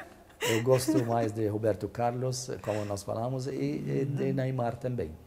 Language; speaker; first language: Portuguese; non-native, fluent; Arabic